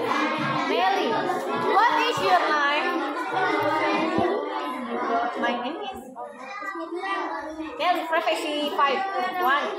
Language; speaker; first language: English; non-native, fluent; Indonesian